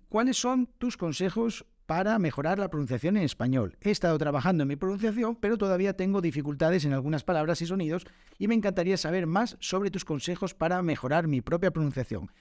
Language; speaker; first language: Spanish; native; Spanish